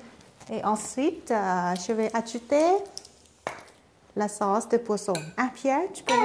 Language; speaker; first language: French; non-native, learner; Thai